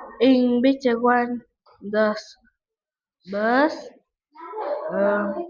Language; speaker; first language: English; non-native, learner; Vietnamese